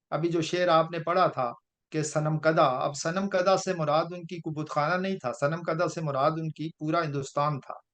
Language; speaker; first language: Urdu; non-native, local second language; Pahari-Potwari